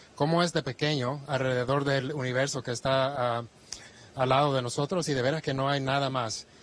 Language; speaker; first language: Spanish; early bilingual, heritage; Spanish